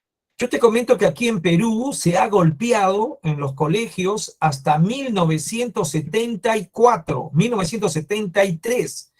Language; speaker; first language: Spanish; native; Spanish